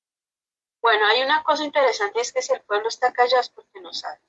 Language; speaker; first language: Spanish; native; Spanish